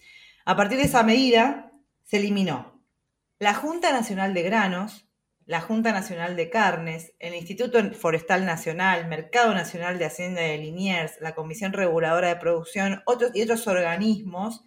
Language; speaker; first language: Spanish; native; Spanish